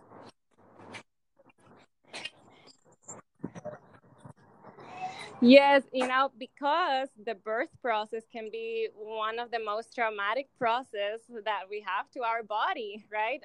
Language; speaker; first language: English; non-native, fluent; Spanish